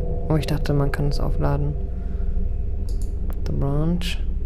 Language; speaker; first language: German; native; German